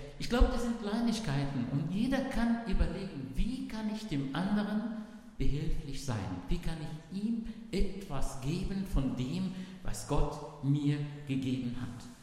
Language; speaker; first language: German; non-native, fluent; Arabic